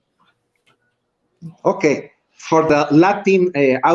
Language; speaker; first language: English; non-native, learner; Spanish